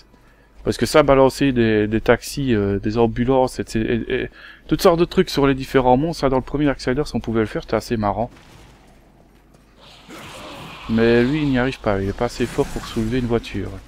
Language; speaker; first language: French; native; French